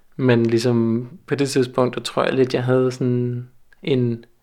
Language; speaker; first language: Danish; native; Danish